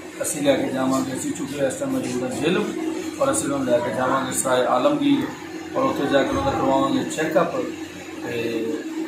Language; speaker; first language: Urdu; non-native, local second language; Punjabi